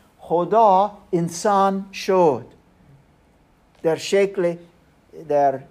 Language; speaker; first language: Persian; non-native, learner; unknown